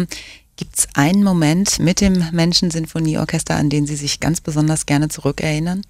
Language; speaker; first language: German; native; German